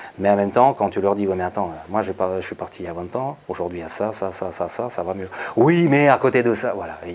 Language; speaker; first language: French; non-native, fluent; Russian